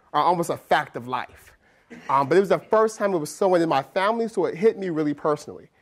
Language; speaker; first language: English; native; English